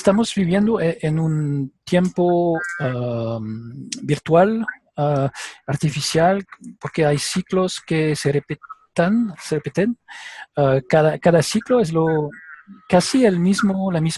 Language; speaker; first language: Spanish; non-native, learner; French